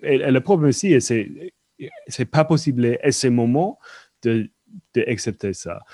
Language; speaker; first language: French; non-native, fluent; English